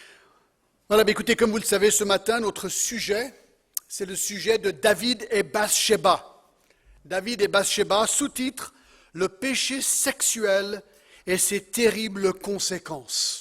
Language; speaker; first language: French; non-native, fluent; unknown